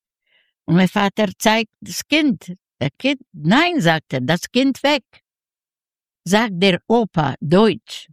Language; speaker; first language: German; non-native, learner; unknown